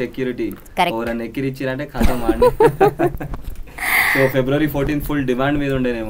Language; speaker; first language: Telugu; native; Telugu